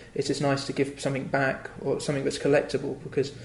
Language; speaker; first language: English; native; English